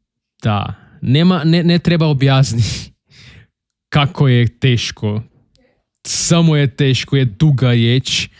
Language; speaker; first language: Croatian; non-native, learner; Portuguese